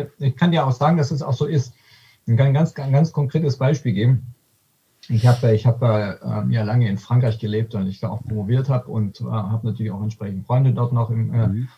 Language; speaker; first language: German; native; German